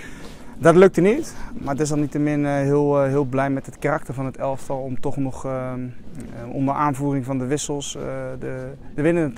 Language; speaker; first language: Dutch; native; Dutch